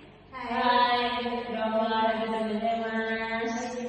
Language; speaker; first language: Japanese; non-native, learner; Indonesian